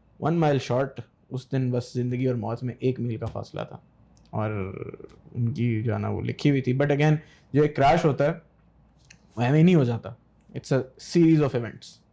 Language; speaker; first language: Urdu; native; Urdu